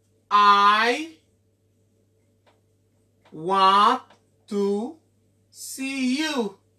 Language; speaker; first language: English; non-native, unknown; Haitian Creole